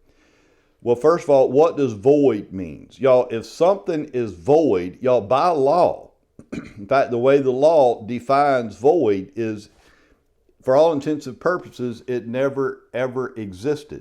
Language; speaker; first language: English; native; English